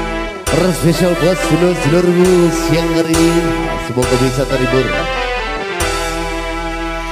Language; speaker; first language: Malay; non-native, local second language; Javanese